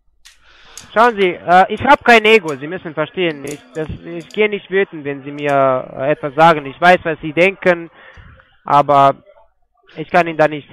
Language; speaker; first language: German; non-native, fluent; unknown